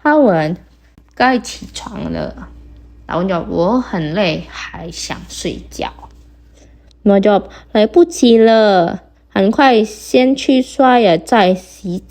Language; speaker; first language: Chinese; non-native, fluent; Indonesian